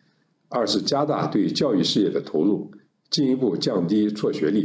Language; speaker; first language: Chinese; native; Chinese